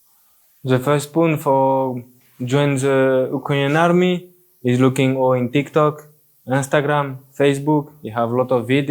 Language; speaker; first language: English; non-native, learner; French